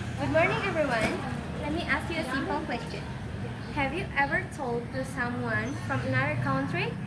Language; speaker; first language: English; non-native, fluent; Indonesian